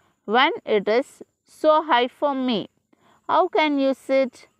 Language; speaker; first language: English; non-native, local second language; Tamil